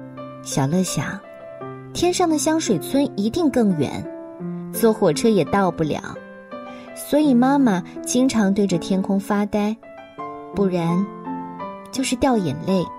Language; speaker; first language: Chinese; native; Chinese